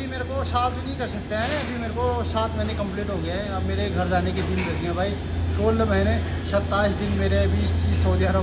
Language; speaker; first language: Hindi; native; Hindi